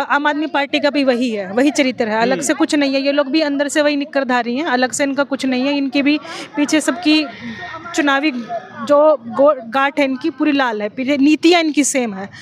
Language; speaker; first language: Hindi; native; Hindi